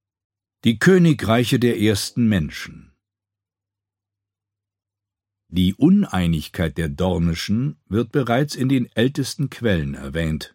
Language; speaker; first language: German; native; German